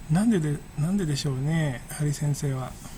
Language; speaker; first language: Japanese; non-native, fluent; Indonesian